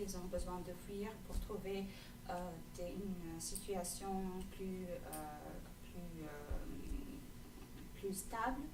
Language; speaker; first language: French; non-native, fluent; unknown